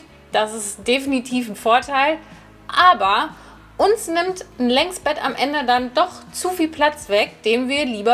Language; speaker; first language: German; native; German